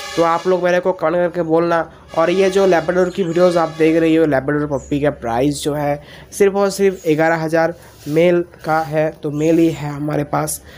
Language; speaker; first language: Hindi; non-native, local second language; Bangla